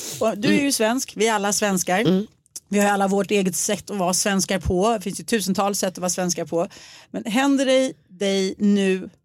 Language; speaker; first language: Swedish; early bilingual, other home language; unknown